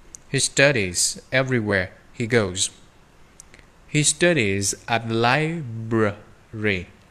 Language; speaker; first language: English; non-native, fluent; Vietnamese